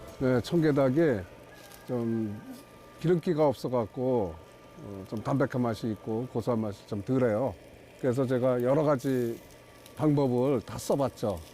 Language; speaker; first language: Korean; native; Korean